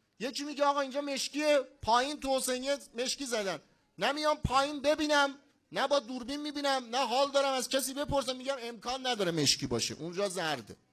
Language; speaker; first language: Persian; non-native, local second language; Azerbaijani